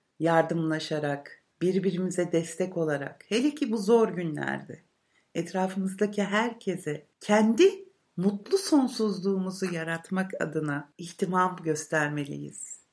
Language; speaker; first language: Turkish; native; Turkish